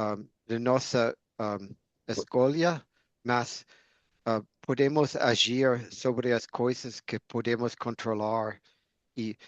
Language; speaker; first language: Portuguese; non-native, fluent; English